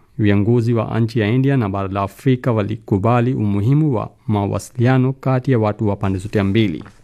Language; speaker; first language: Swahili; non-native, fluent; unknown